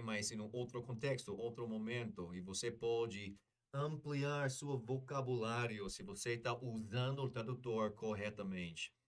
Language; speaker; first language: Portuguese; non-native, fluent; English